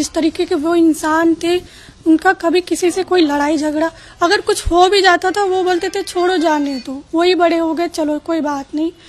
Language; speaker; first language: Hindi; native; Hindi